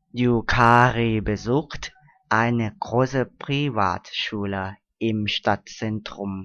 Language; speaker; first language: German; non-native, fluent; Thai